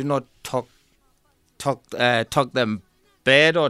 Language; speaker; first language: English; non-native, local second language; Zulu